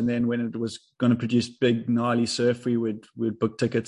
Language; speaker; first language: English; native; English